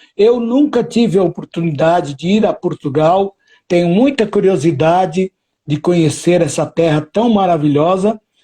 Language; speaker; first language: Portuguese; native; Portuguese